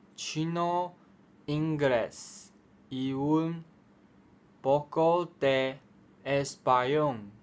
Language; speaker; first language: Spanish; non-native, learner; Chinese